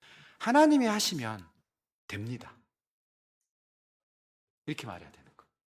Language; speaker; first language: Korean; native; Korean